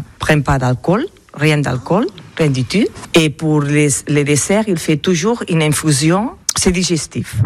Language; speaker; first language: French; non-native, learner; Catalan